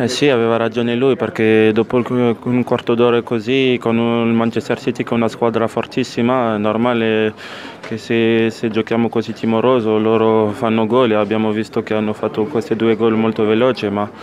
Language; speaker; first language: Italian; non-native, local second language; French